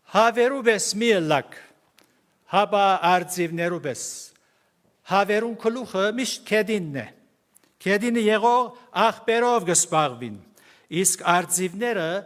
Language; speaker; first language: Armenian; early bilingual, heritage; Armenian